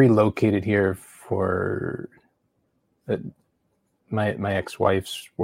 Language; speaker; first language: English; native; English